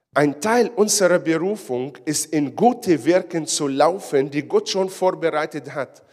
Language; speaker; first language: German; non-native, fluent; Hebrew